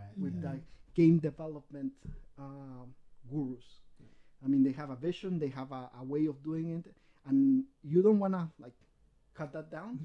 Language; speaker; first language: English; non-native, fluent; Spanish